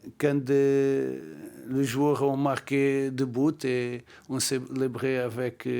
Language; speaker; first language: French; non-native, learner; Portuguese